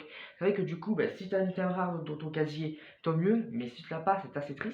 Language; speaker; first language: French; native; French